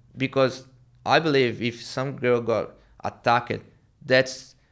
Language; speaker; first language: English; non-native, learner; Portuguese